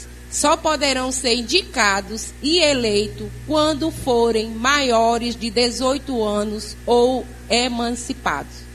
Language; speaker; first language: Portuguese; native; Portuguese